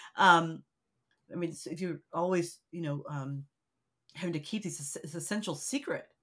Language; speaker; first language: English; native; English